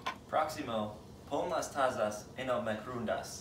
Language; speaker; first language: Spanish; non-native, learner; English